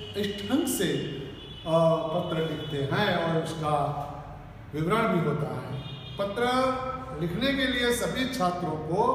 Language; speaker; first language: Hindi; non-native, local second language; Gujarati